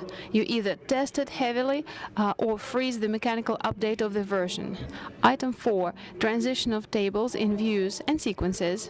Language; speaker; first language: English; non-native, fluent; Russian